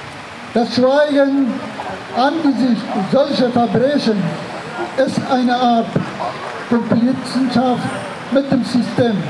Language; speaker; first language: German; non-native, fluent; Persian